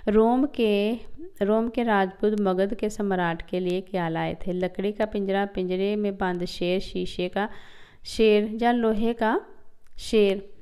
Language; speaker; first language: Hindi; non-native, local second language; Punjabi